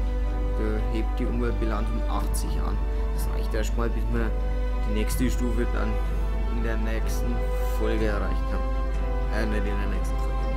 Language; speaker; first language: German; native; German